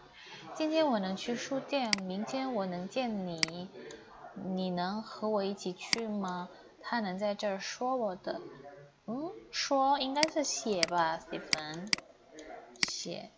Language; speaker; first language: Chinese; non-native, fluent; Indonesian